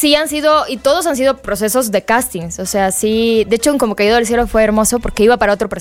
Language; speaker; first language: Spanish; native; Spanish